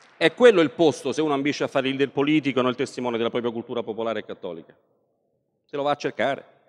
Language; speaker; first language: Italian; native; Italian